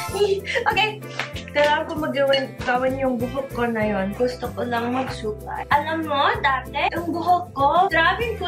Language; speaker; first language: Filipino; non-native, learner; English